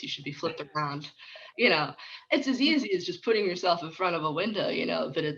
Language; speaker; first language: English; native; English